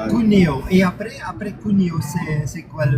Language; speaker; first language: French; non-native, fluent; Dutch